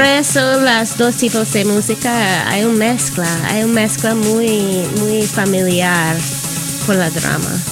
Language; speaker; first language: Spanish; non-native, fluent; English